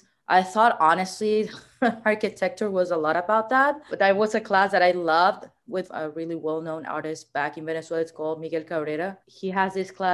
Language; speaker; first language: English; non-native, fluent; Spanish